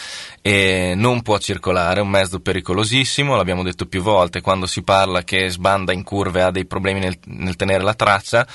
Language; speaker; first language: Italian; native; Italian